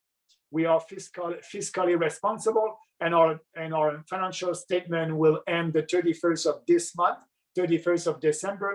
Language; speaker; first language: English; non-native, local second language; French